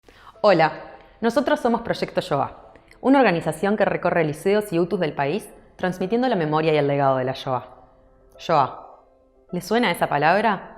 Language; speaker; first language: Spanish; native; Spanish